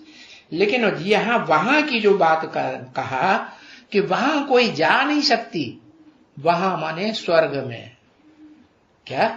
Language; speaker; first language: Hindi; native; Hindi